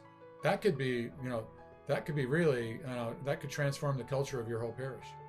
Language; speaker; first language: English; native; English